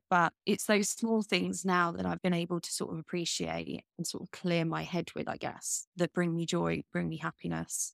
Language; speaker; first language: English; native; English